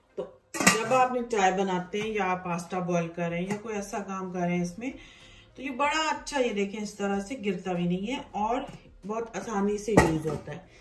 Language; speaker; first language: Urdu; native; Urdu